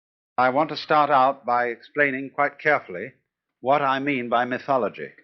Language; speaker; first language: English; native; English